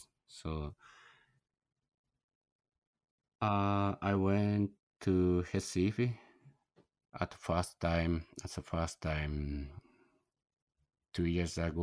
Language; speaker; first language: English; non-native, learner; Japanese